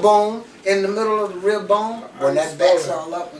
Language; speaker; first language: English; native; English